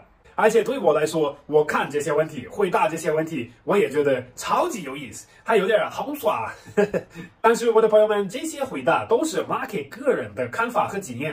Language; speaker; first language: Chinese; non-native, fluent; German